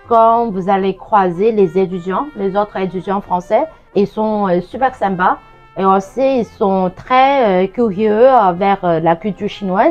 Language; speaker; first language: French; non-native, fluent; Chinese